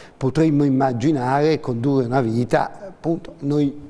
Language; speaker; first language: Italian; native; Italian